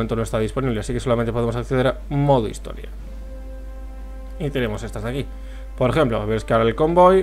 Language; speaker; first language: Spanish; native; Spanish